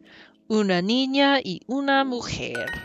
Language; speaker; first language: Spanish; non-native, learner; English